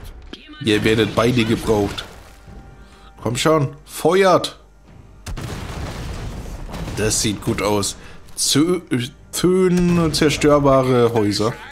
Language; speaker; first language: German; native; German